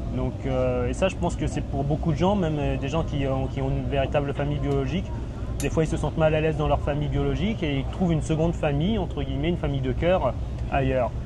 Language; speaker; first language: French; early bilingual, other home language; Thai